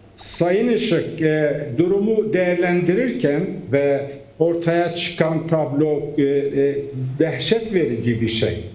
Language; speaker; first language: Turkish; non-native, local second language; Kurdish